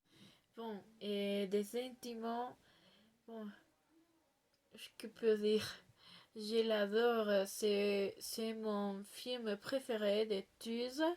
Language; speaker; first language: French; non-native, learner; Spanish